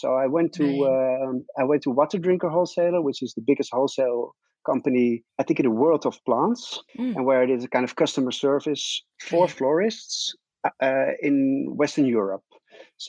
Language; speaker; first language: English; non-native, fluent; Dutch